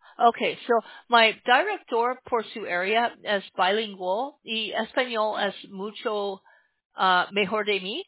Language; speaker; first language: Spanish; non-native, learner; English